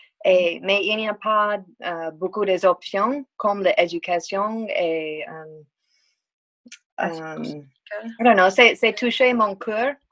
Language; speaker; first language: French; non-native, learner; English